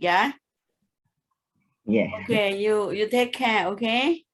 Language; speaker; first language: English; non-native, fluent; Thai